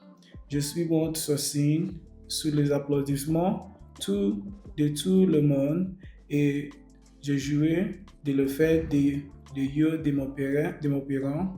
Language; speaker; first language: French; non-native, learner; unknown